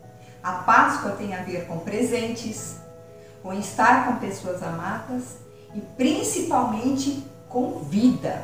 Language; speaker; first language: Portuguese; native; Portuguese